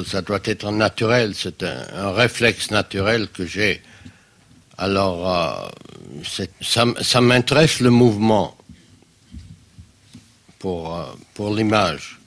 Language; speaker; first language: French; non-native, fluent; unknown